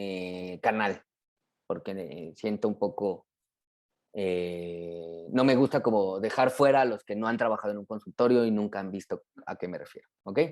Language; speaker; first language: Spanish; native; Spanish